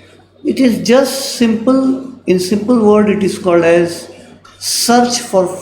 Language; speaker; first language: English; non-native, local second language; Hindi